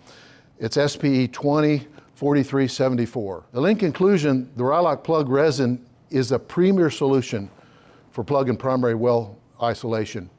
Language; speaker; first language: English; native; English